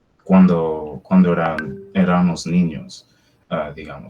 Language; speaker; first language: Spanish; non-native, fluent; English